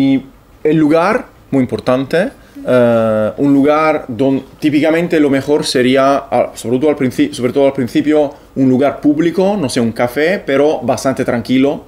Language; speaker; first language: Spanish; non-native, fluent; Italian